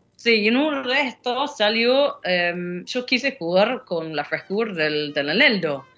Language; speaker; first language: Spanish; non-native, fluent; English